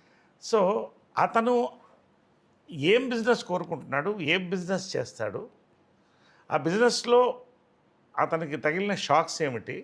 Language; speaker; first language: Telugu; native; Telugu